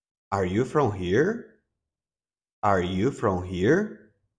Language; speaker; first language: English; non-native, fluent; Portuguese